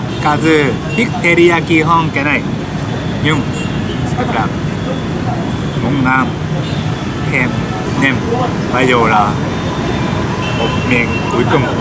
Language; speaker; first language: Vietnamese; non-native, learner; Japanese